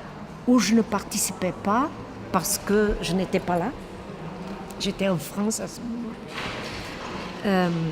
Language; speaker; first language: French; non-native, fluent; Portuguese